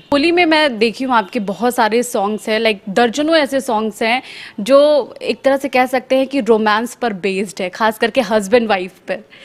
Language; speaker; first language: Hindi; native; Hindi